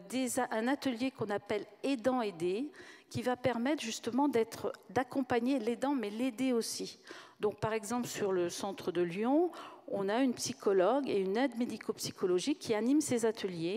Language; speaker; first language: French; native; French